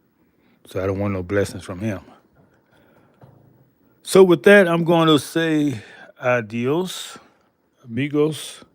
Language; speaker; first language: English; native; English